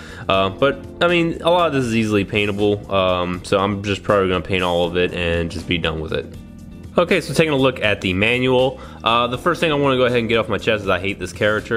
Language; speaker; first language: English; native; English